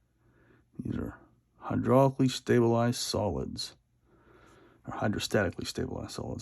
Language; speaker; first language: English; native; English